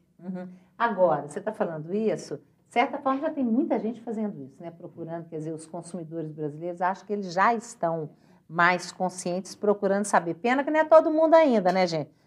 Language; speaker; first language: Portuguese; native; Portuguese